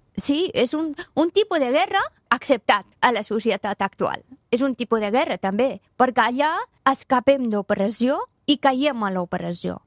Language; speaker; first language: Catalan; non-native, fluent; Persian